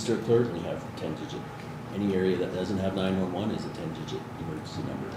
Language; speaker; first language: English; native; English